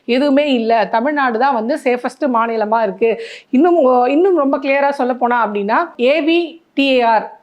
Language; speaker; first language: Tamil; native; Tamil